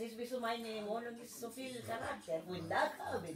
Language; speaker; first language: German; non-native, learner; Filipino